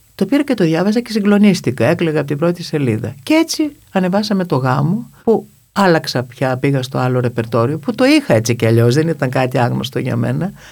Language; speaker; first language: Greek; native; Greek